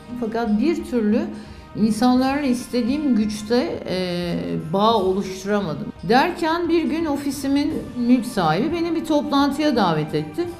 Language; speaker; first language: Turkish; native; Turkish